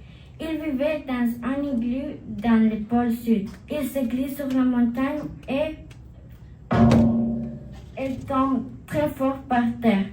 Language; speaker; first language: French; non-native, learner; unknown